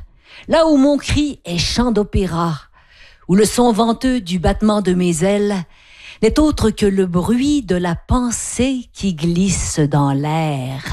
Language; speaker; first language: French; native; French